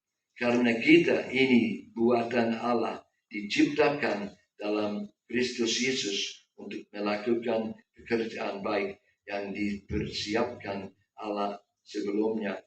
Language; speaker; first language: Indonesian; non-native, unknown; English